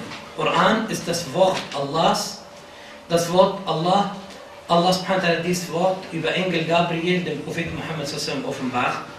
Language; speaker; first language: German; non-native, fluent; Arabic